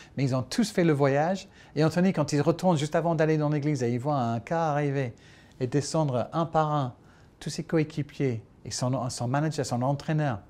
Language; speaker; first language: French; non-native, fluent; English